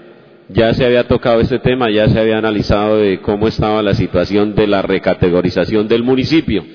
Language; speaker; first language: Spanish; native; Spanish